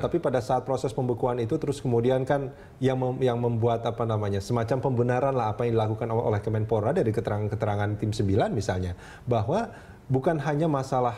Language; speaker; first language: Indonesian; native; Indonesian